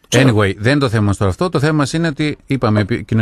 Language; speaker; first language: Greek; native; Greek